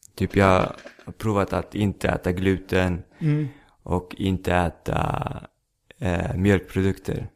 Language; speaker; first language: Swedish; native; Swedish